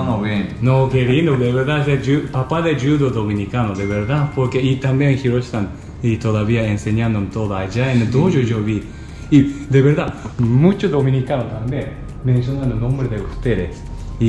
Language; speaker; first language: Spanish; non-native, learner; Japanese